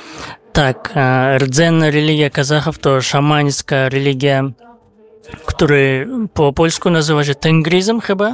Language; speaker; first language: Polish; non-native, fluent; Kazakh